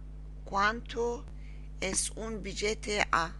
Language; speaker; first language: Spanish; non-native, learner; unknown